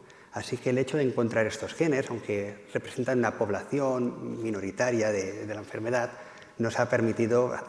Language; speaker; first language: Spanish; native; Spanish